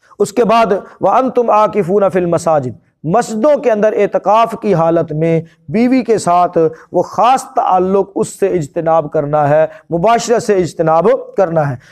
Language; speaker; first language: Urdu; non-native, local second language; Punjabi